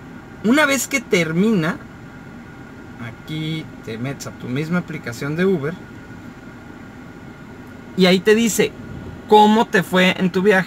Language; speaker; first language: Spanish; native; Spanish